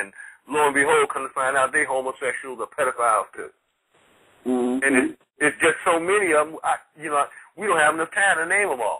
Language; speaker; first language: English; native; English